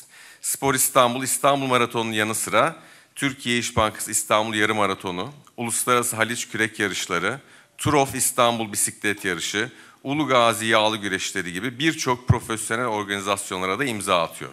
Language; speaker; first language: Turkish; native; Turkish